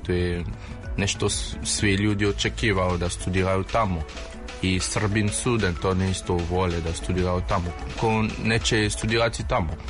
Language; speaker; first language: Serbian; non-native, learner; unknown